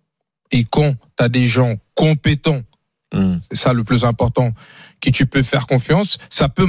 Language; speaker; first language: French; non-native, fluent; Portuguese